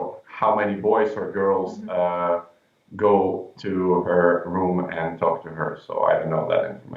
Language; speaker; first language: English; non-native, fluent; Ukrainian